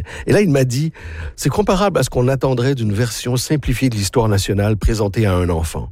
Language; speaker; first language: French; native; French